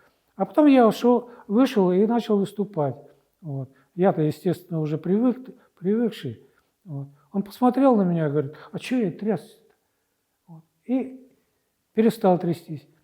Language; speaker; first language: Russian; native; Russian